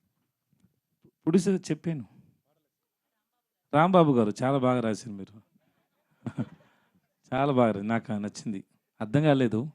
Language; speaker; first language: Telugu; non-native, learner; Tamil